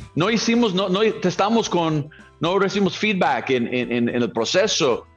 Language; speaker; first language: Spanish; non-native, fluent; English